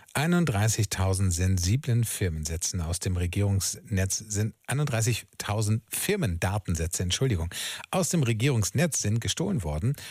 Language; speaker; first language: German; native; German